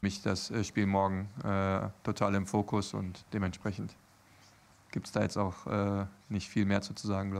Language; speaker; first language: German; native; German